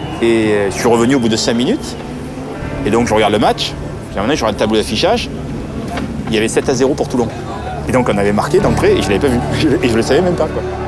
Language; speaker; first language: French; native; French